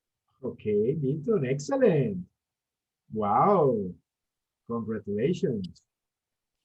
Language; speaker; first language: English; non-native, fluent; Spanish